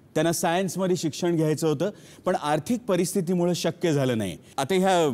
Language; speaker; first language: Marathi; native; Marathi